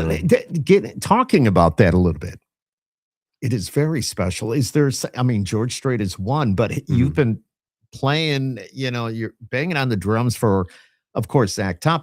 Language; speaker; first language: English; native; English